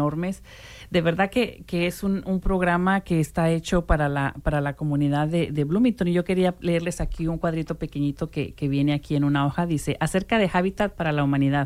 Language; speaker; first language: Spanish; native; Spanish